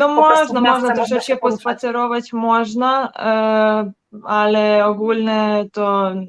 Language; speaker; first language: Polish; non-native, learner; Serbian